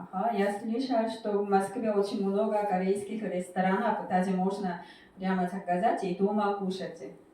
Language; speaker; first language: Russian; non-native, fluent; Korean